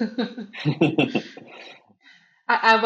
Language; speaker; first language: English; non-native, learner; Thai